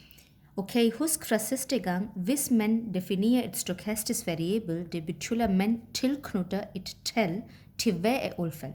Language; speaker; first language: Danish; non-native, fluent; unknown